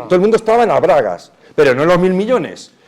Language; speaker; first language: Spanish; native; Spanish